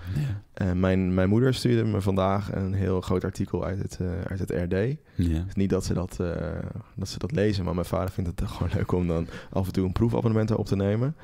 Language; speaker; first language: Dutch; native; Dutch